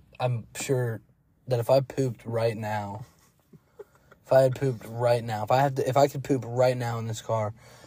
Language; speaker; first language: English; native; English